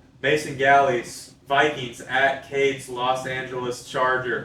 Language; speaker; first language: English; native; English